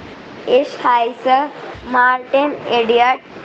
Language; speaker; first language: German; non-native, learner; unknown